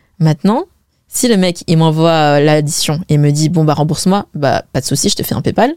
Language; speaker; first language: French; early bilingual, other home language; Wu Chinese